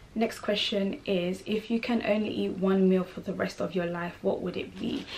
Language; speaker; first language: English; non-native, local second language; Kinyarwanda